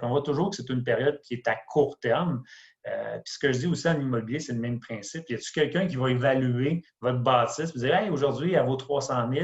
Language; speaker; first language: French; native; French